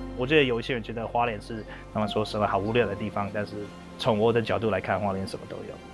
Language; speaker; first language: Chinese; non-native, fluent; English